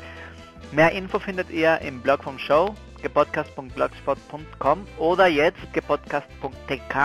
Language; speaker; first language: German; non-native, fluent; Spanish